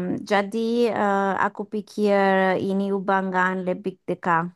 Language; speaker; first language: Indonesian; non-native, learner; English